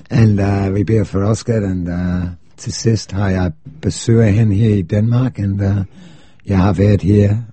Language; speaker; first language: Danish; non-native, learner; English